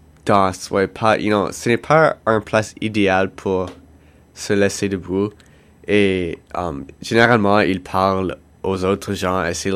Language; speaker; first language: French; non-native, local second language; English